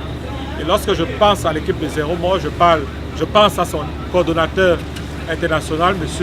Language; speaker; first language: French; native; French